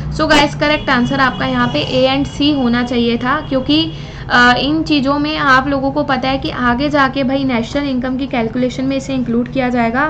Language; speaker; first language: Hindi; native; Hindi